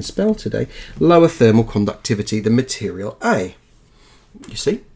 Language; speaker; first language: English; native; English